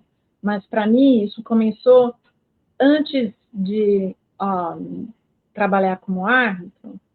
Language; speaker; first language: Portuguese; non-native, fluent; French